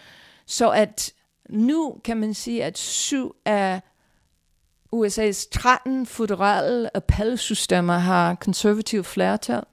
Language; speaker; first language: Danish; non-native, fluent; English